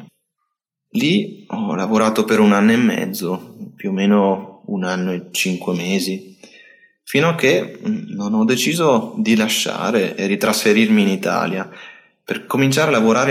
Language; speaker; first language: Italian; native; Italian